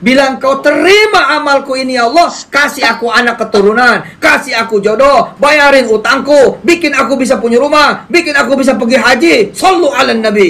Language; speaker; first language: Indonesian; native; Indonesian